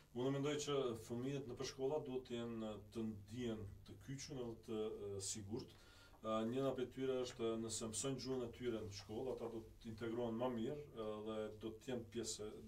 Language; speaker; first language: Albanian; native; Albanian